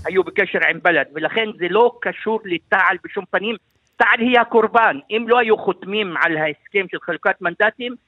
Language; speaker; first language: Hebrew; non-native, local second language; Arabic